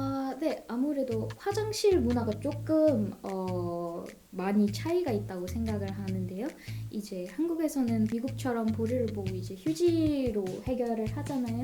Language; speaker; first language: Korean; non-native, fluent; Malay